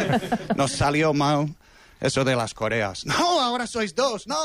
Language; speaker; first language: Spanish; non-native, fluent; English